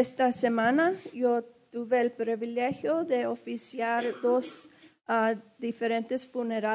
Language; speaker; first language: Spanish; early bilingual, heritage; English